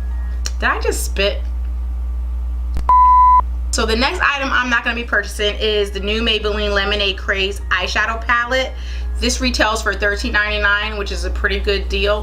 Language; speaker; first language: English; native; English